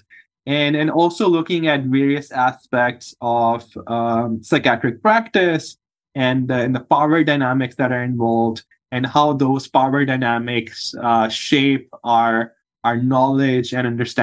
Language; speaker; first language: English; non-native, local second language; Urdu